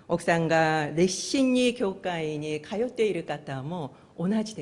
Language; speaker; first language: Japanese; non-native, fluent; Korean